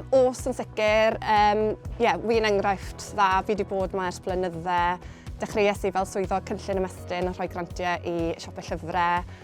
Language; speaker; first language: Welsh; native; Welsh